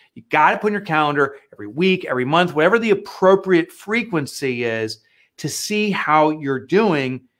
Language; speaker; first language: English; native; English